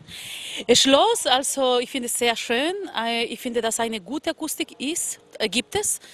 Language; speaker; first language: German; non-native, fluent; Spanish